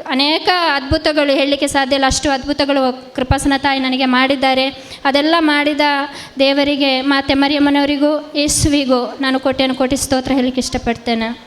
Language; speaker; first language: Kannada; non-native, local second language; Konkani